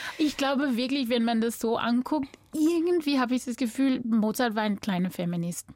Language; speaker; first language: German; non-native, fluent; English